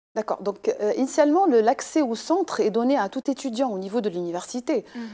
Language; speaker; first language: French; non-native, local second language; Arabic